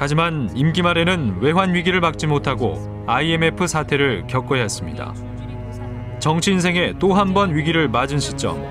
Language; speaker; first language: Korean; native; Korean